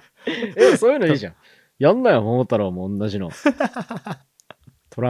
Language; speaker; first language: Japanese; native; Japanese